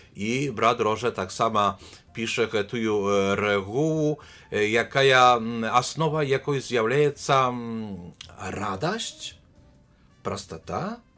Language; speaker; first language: Polish; non-native, learner; Belarusian